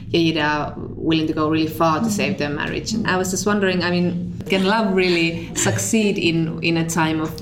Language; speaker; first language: English; non-native, fluent; Finnish